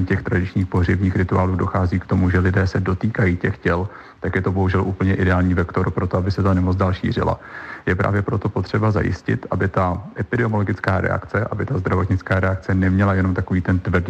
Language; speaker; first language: Czech; native; Czech